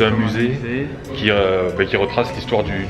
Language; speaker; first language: French; native; French